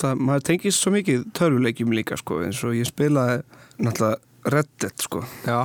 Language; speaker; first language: Icelandic; early bilingual, heritage; Icelandic